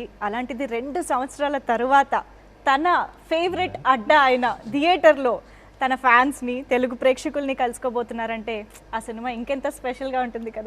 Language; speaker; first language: Telugu; native; Telugu